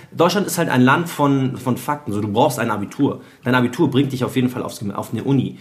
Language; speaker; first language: German; early bilingual, other home language; Arabic